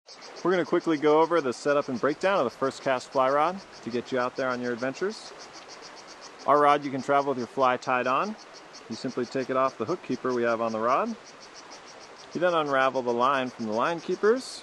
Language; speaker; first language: English; native; English